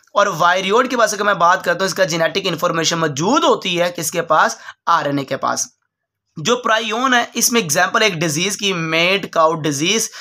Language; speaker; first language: Urdu; non-native, local second language; Punjabi